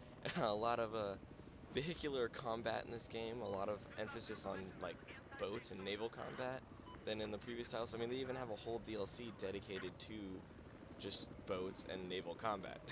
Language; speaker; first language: English; native; English